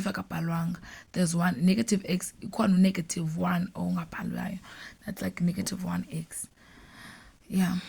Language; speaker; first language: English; non-native, local second language; Xhosa